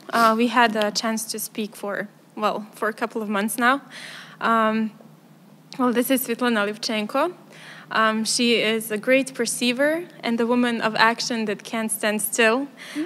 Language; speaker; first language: English; non-native, fluent; Serbian